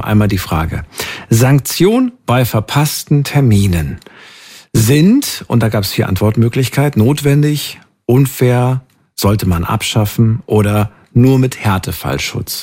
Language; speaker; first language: German; native; German